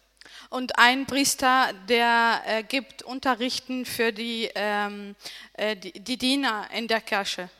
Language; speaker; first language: German; non-native, learner; Arabic